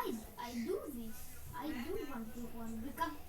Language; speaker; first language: English; non-native, learner; Greek